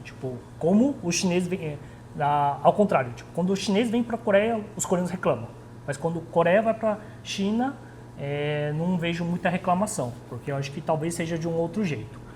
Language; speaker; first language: Portuguese; early bilingual, other home language; Korean